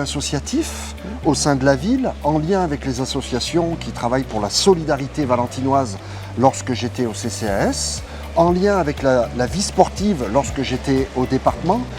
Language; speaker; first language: French; native; French